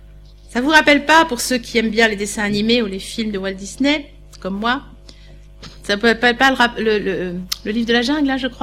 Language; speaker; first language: French; native; French